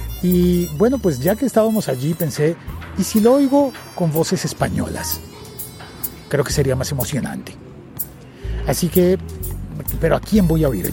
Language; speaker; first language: Spanish; native; Spanish